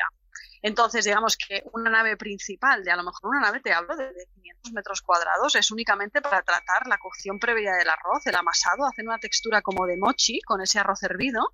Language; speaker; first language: Spanish; native; Spanish